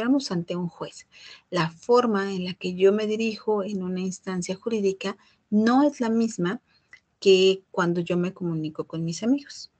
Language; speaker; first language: Spanish; native; Spanish